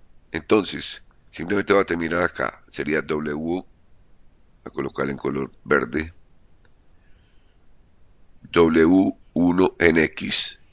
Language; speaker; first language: Spanish; native; Spanish